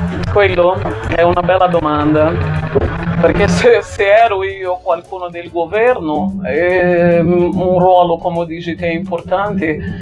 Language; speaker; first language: Italian; non-native, fluent; Portuguese